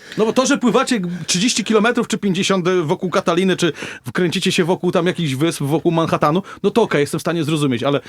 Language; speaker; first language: Polish; native; Polish